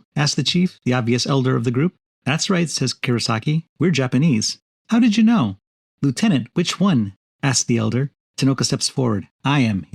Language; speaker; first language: English; native; English